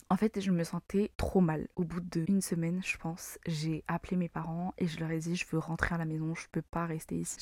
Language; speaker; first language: French; non-native, local second language; Malagasy